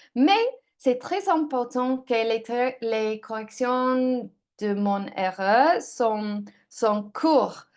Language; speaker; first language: French; non-native, learner; English